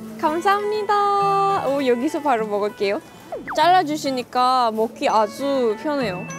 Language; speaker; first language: Korean; non-native, fluent; Indonesian